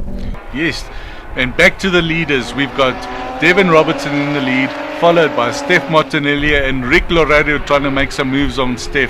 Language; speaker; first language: English; native; English